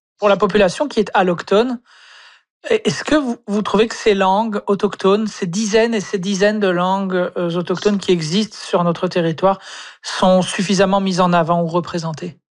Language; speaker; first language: French; native; French